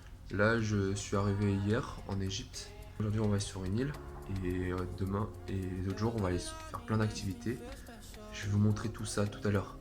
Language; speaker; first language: French; native; French